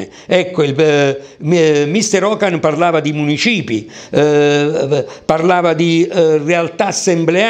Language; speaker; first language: Italian; native; Italian